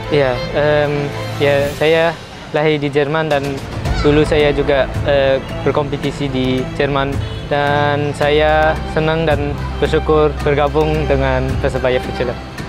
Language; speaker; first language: Indonesian; early bilingual, heritage; Indonesian